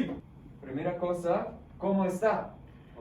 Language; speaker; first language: Spanish; non-native, fluent; English